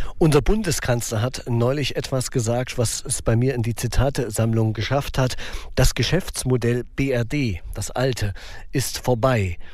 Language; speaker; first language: German; native; German